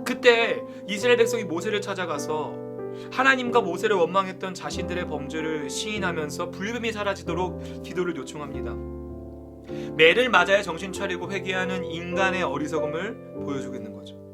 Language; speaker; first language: Korean; native; Korean